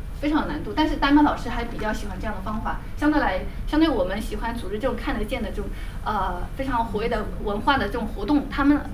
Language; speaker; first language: Chinese; native; Chinese